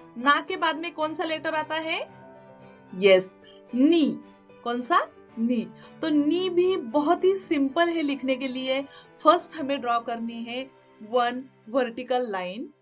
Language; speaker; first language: Hindi; non-native, local second language; Marathi